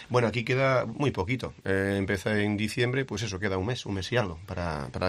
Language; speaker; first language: Spanish; native; Spanish